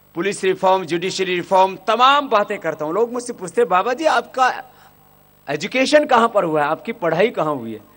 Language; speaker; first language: Hindi; native; Hindi